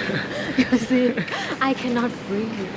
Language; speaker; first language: English; non-native, learner; Thai